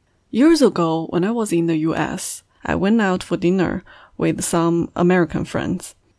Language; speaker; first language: English; non-native, fluent; Chinese